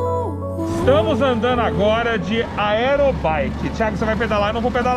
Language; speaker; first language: Portuguese; native; Portuguese